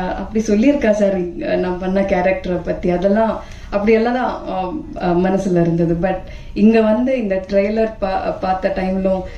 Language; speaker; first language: Tamil; non-native, fluent; Malayalam